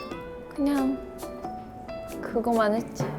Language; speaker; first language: Korean; non-native, fluent; Chinese